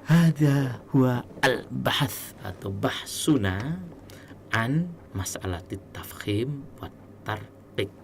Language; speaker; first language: Arabic; non-native, fluent; Indonesian